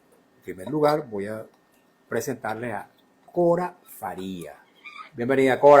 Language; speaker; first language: Spanish; native; Spanish